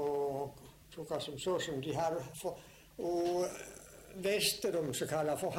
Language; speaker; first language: Swedish; native; Swedish